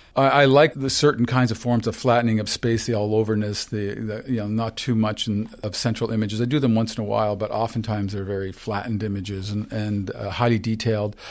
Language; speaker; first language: English; non-native, fluent; Ukrainian